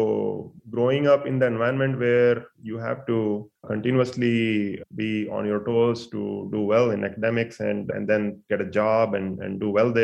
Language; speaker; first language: English; non-native, local second language; Hindi